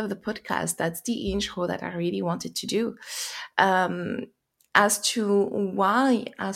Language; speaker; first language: English; non-native, fluent; French